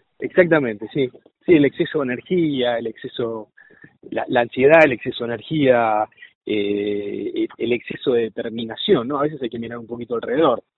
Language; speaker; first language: Spanish; native; Spanish